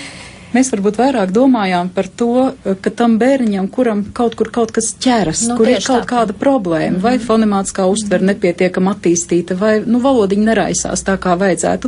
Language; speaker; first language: Latvian; native; Latvian